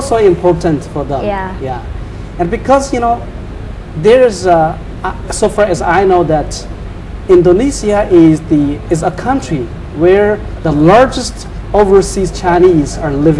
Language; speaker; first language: English; non-native, fluent; Chinese